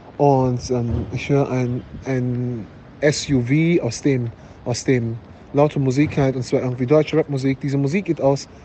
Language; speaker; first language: German; native; German